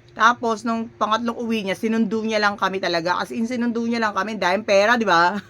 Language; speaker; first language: Filipino; native; Filipino